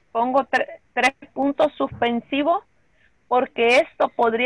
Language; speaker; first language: Spanish; native; Spanish